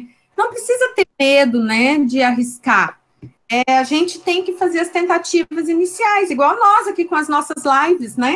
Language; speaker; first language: Portuguese; native; Portuguese